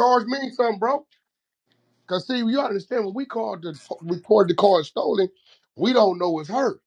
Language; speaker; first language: English; native; English